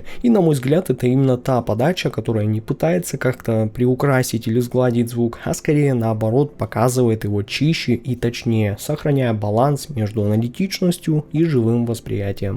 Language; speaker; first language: Russian; native; Russian